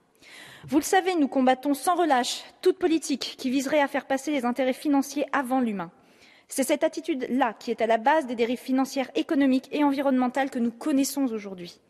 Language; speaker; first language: French; native; French